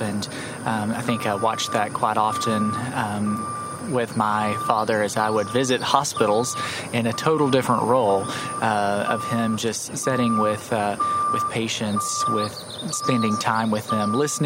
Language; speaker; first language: English; native; English